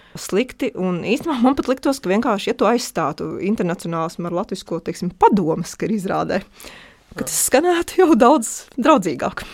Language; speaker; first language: Latvian; native; Latvian